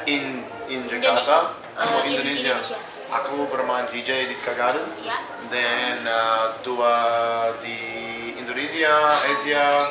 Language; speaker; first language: Indonesian; non-native, learner; English